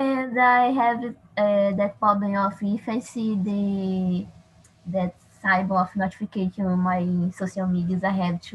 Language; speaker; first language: English; non-native, learner; Portuguese